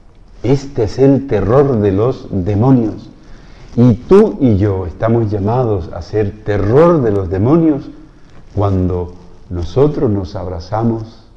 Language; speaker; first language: Spanish; native; Spanish